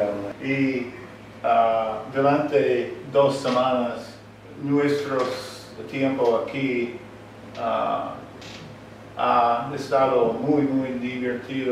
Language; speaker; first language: Spanish; non-native, learner; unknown